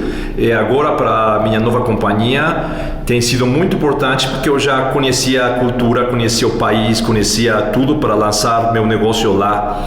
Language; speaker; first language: Portuguese; non-native, local second language; Spanish